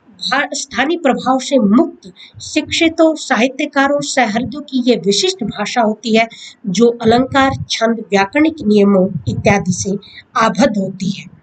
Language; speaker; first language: Hindi; native; Hindi